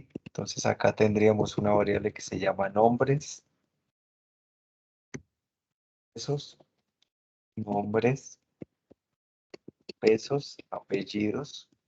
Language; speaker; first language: Spanish; native; Spanish